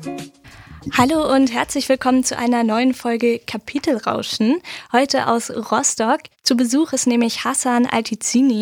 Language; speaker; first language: German; native; German